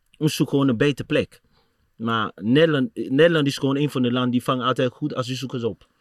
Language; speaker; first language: Dutch; non-native, fluent; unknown